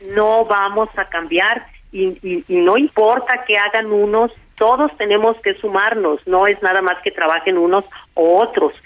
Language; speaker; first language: Spanish; native; Spanish